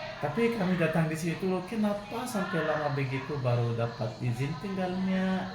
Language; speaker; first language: Indonesian; non-native, fluent; Malagasy